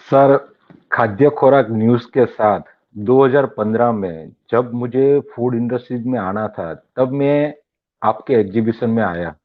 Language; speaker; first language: Hindi; non-native, local second language; Gujarati